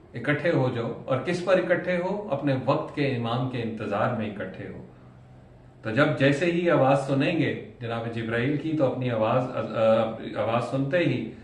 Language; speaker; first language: Urdu; native; Urdu